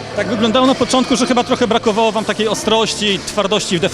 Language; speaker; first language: Polish; native; Polish